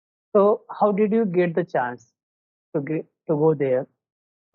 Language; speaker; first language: English; non-native, learner; Marathi